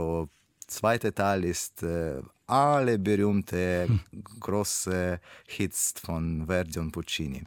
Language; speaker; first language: German; non-native, learner; Russian